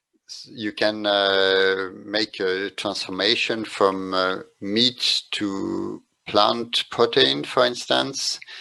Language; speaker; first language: English; non-native, fluent; French